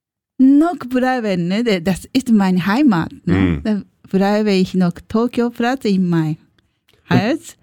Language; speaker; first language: German; non-native, learner; Japanese